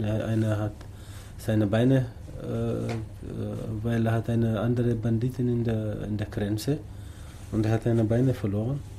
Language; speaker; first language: German; non-native, learner; Tamasheq